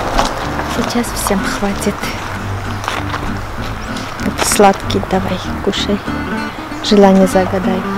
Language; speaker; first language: Russian; non-native, fluent; Armenian